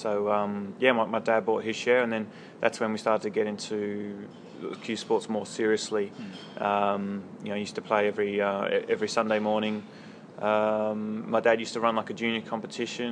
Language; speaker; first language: English; native; English